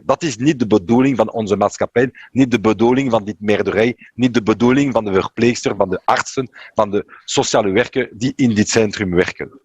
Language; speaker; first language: Dutch; non-native, local second language; French